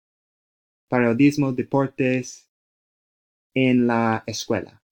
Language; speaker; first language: Spanish; non-native, learner; English